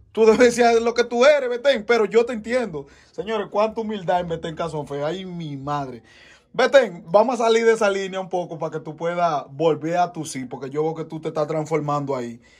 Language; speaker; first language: Spanish; native; Spanish